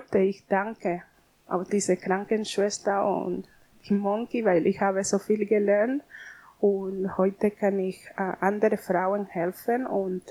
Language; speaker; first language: German; non-native, learner; Spanish